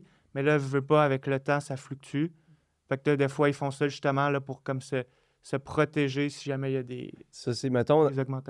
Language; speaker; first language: French; native; French